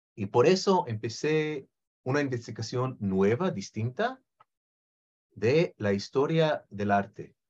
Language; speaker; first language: Spanish; non-native, fluent; Hebrew